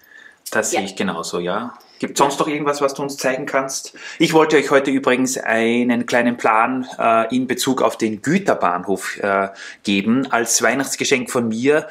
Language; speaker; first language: German; native; German